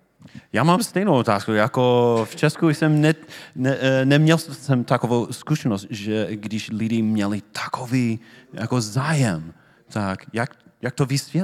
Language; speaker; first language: Czech; non-native, fluent; English